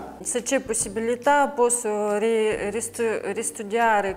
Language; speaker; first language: Italian; non-native, learner; Russian